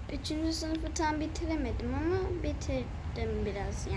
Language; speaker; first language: Turkish; early bilingual, heritage; Turkish